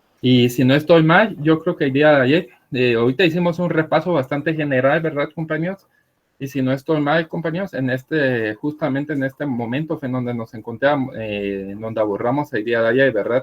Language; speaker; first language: Spanish; native; Spanish